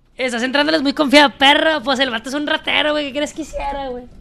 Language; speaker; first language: Spanish; native; Spanish